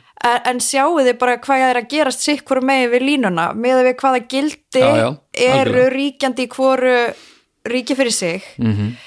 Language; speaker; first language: Icelandic; native; Icelandic